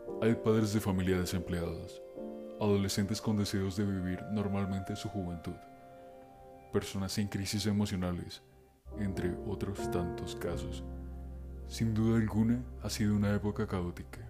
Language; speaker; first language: Spanish; native; Spanish